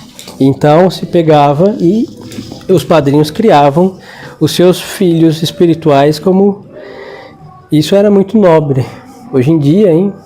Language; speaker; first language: Portuguese; non-native, fluent; Spanish